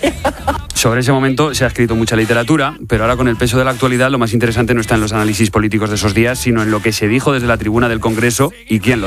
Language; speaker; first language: Spanish; native; Spanish